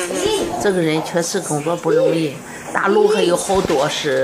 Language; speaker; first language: Chinese; native; Chinese